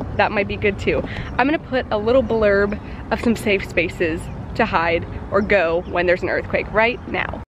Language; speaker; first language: English; native; English